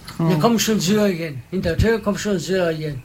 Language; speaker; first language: German; non-native, learner; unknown